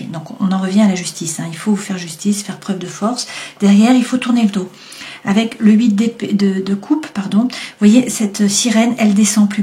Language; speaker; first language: French; native; French